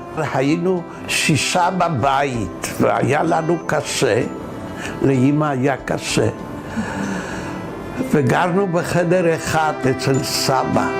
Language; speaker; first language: Hebrew; non-native, fluent; Polish